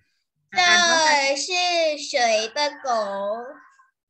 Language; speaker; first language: Chinese; non-native, learner; Thai